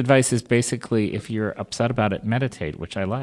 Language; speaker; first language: English; native; English